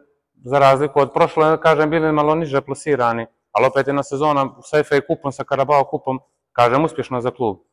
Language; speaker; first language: Bosnian; native; Bosnian